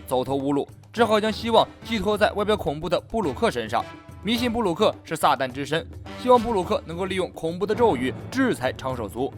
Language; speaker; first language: Chinese; native; Chinese